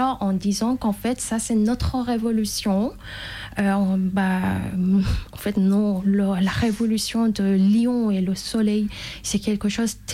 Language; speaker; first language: French; non-native, fluent; Persian